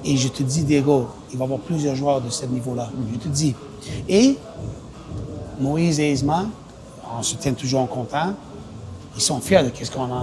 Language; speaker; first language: French; non-native, local second language; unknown